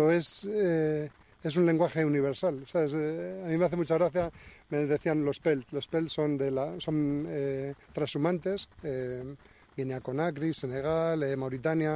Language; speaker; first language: Spanish; native; Spanish